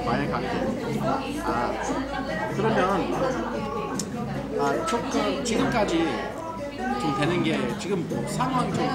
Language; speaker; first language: Korean; non-native, learner; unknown